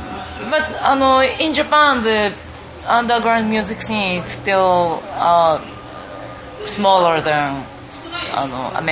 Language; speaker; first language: English; non-native, fluent; Japanese